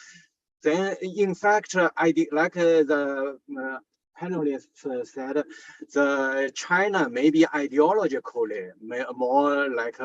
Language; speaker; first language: English; non-native, fluent; Chinese